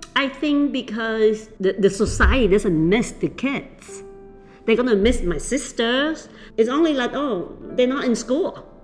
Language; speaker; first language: English; early bilingual, other home language; Vietnamese